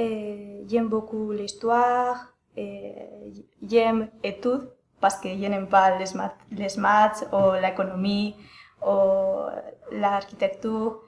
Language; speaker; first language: French; non-native, learner; Spanish